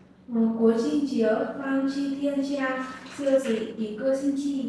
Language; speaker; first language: Chinese; non-native, learner; Vietnamese